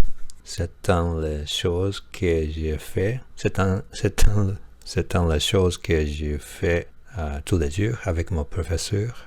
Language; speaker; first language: French; non-native, learner; Japanese